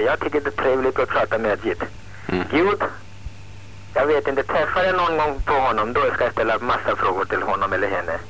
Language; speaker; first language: Swedish; non-native, fluent; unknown